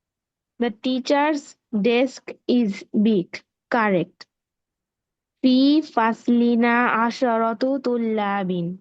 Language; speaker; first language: English; non-native, learner; Bangla